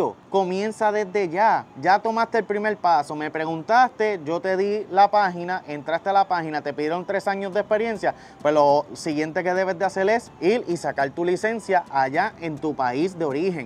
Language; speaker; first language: Spanish; native; Spanish